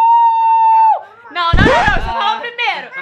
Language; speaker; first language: Portuguese; native; Portuguese